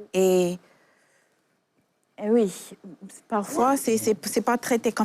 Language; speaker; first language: French; non-native, fluent; English